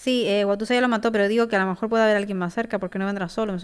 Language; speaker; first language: Spanish; native; Spanish